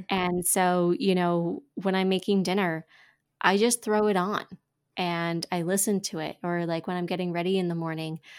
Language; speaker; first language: English; native; English